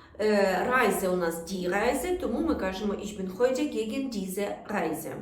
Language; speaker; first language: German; non-native, fluent; Ukrainian